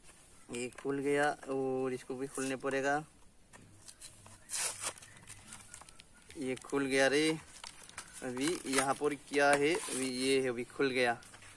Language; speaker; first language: Hindi; non-native, local second language; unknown